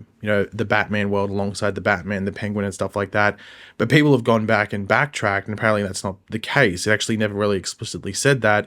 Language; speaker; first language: English; native; English